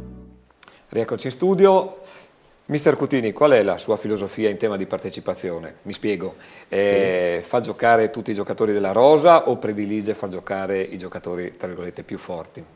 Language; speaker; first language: Italian; native; Italian